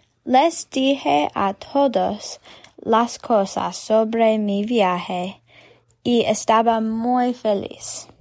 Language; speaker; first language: Spanish; non-native, learner; English